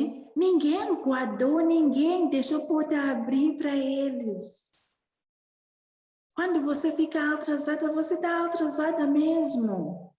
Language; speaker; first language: Portuguese; non-native, learner; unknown